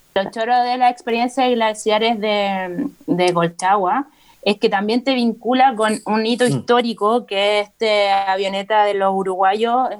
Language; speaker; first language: Spanish; native; Spanish